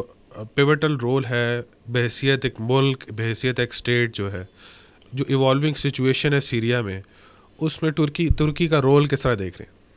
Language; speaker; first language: Urdu; native; Urdu